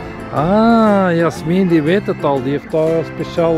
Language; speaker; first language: Dutch; native; Dutch